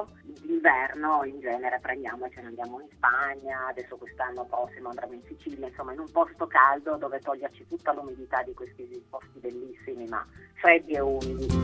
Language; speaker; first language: Italian; native; Italian